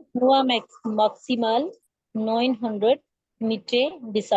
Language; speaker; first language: German; non-native, learner; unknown